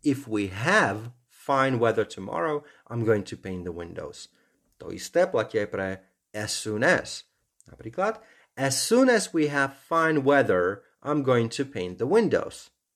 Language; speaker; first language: English; non-native, fluent; Slovak